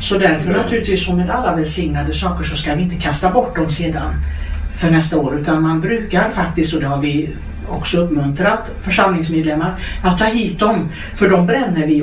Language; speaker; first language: Swedish; native; Swedish